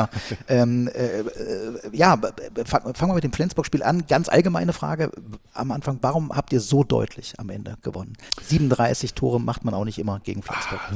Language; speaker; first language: German; native; German